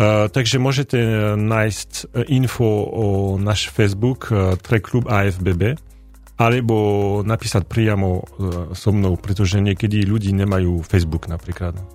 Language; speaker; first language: Slovak; non-native, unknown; French